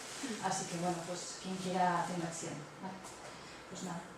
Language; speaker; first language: Spanish; non-native, local second language; Basque